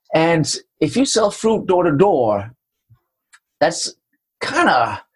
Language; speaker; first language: English; non-native, fluent; Danish